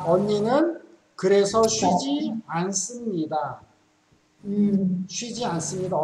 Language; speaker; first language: Korean; native; Korean